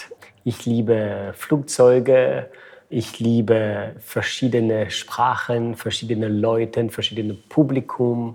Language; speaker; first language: German; non-native, fluent; French